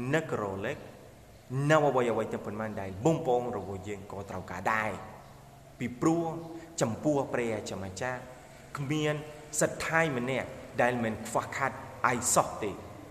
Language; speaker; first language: Khmer; non-native, fluent; Spanish